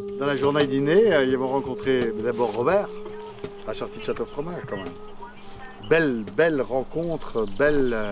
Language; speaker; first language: French; native; French